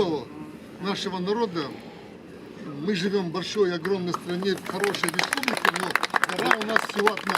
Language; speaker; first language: Russian; non-native, local second language; Karachay-Balkar